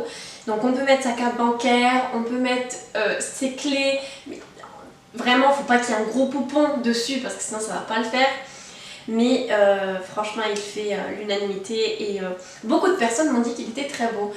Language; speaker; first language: French; native; French